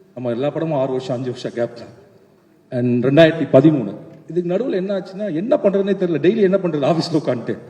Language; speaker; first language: Tamil; native; Tamil